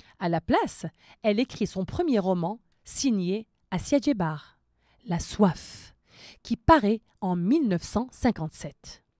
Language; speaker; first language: French; non-native, local second language; Arabic